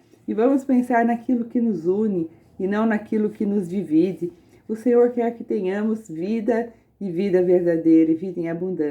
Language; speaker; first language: Portuguese; native; Portuguese